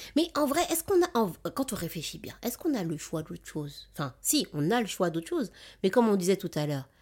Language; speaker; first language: French; native; French